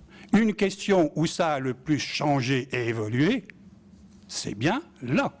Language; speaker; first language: French; native; French